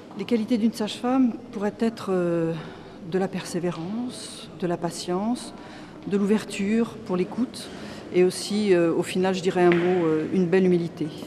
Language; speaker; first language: French; native; French